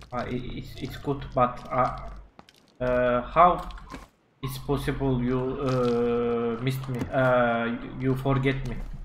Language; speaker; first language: English; non-native, learner; Turkish